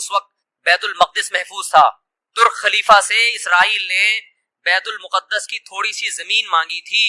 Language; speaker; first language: Urdu; native; Urdu